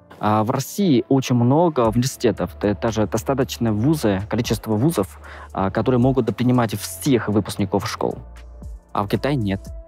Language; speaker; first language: Russian; non-native, fluent; Chinese